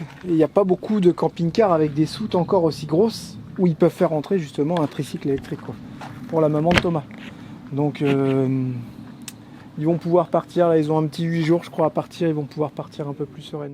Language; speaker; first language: French; native; French